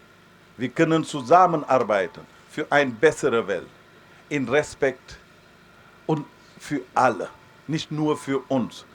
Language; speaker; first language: German; non-native, fluent; Wolof